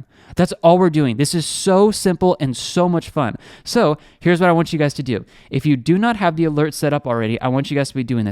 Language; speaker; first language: English; native; English